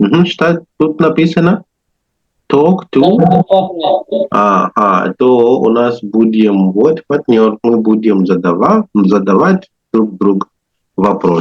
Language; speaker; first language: Russian; non-native, learner; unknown